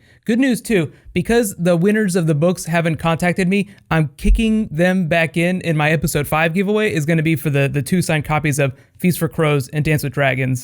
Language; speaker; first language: English; native; English